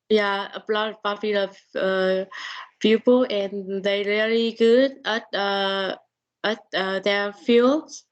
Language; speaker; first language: English; non-native, learner; Vietnamese